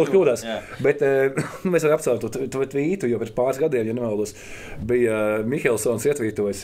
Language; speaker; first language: Latvian; native; Latvian